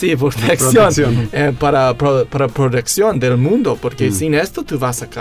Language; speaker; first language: Spanish; non-native, learner; English